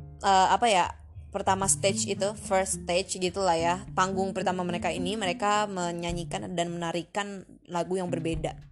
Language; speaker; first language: Indonesian; native; Indonesian